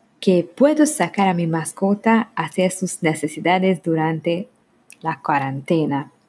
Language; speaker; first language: Spanish; non-native, learner; Hungarian